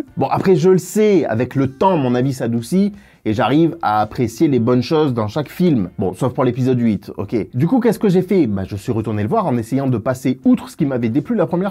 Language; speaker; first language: French; native; French